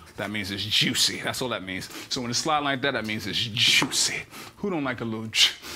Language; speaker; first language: English; native; English